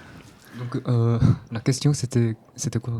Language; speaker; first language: French; non-native, learner; Korean